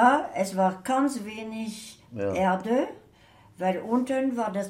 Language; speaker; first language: German; non-native, fluent; French